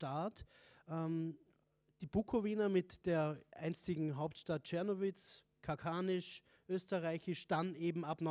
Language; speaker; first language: German; native; German